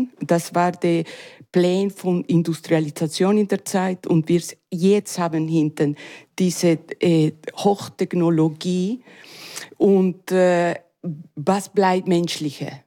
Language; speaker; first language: German; non-native, learner; Spanish